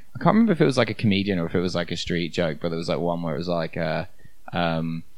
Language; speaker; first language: English; native; English